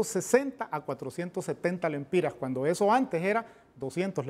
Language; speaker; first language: Spanish; native; Spanish